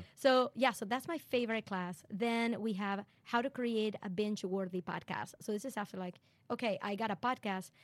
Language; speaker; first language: English; non-native, fluent; Spanish